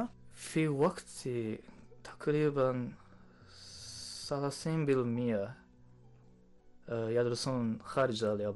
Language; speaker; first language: Arabic; non-native, learner; Japanese